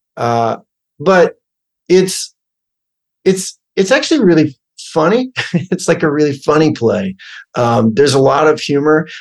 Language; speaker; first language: English; native; English